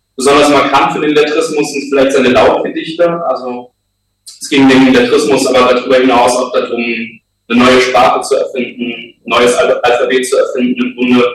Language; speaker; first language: German; native; German